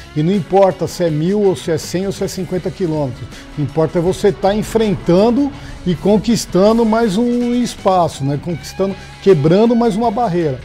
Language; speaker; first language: Portuguese; native; Portuguese